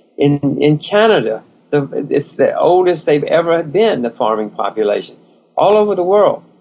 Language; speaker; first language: English; native; English